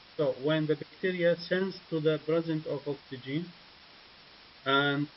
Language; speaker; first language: English; non-native, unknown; Arabic